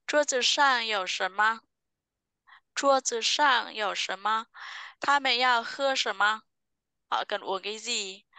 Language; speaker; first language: Chinese; non-native, fluent; Vietnamese